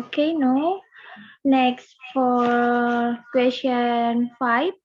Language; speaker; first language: English; non-native, learner; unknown